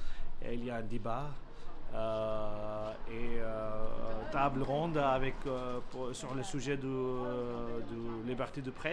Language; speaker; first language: French; non-native, learner; Urdu